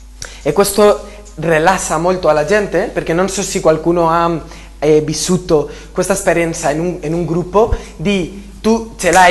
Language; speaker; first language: Italian; non-native, learner; Spanish